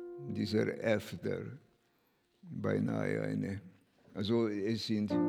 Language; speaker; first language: German; non-native, fluent; Hungarian